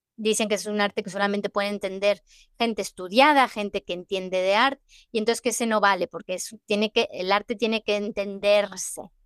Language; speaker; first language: Spanish; native; Spanish